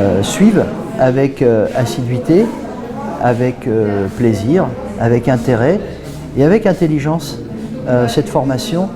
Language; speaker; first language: French; native; French